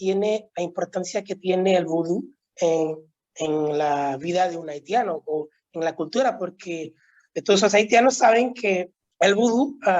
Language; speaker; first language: Spanish; non-native, local second language; Haitian Creole